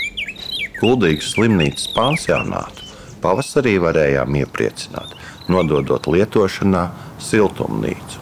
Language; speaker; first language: Latvian; native; Latvian